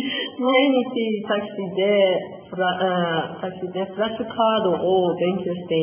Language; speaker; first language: Japanese; non-native, learner; Persian